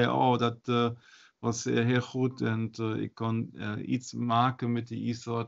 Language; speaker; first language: Dutch; non-native, fluent; German